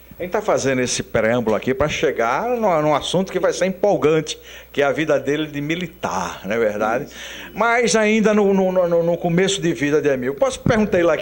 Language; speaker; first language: Portuguese; native; Portuguese